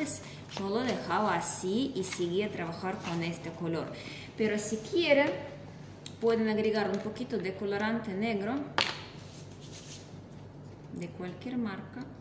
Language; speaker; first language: Spanish; non-native, fluent; Russian